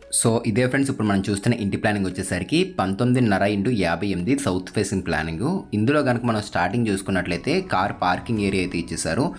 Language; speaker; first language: Telugu; native; Telugu